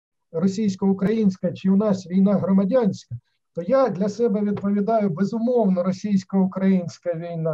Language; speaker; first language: Ukrainian; native; Ukrainian